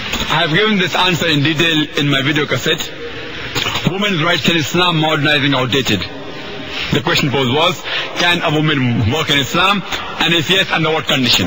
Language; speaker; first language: English; non-native, local second language; Urdu